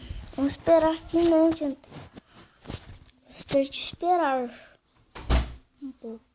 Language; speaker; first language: Portuguese; native; Portuguese